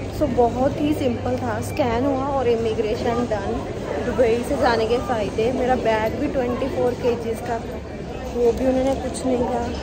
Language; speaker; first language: Hindi; non-native, local second language; Punjabi